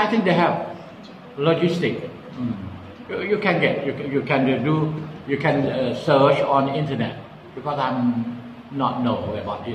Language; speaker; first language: English; non-native, learner; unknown